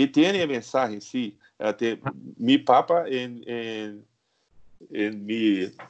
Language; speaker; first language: Spanish; non-native, learner; Portuguese